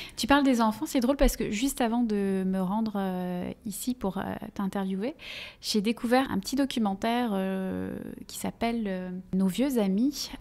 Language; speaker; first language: French; native; French